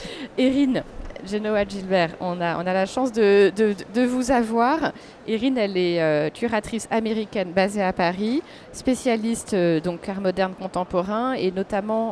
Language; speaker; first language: French; native; French